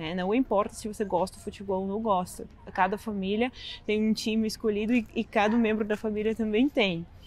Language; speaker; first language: Portuguese; non-native, fluent; Russian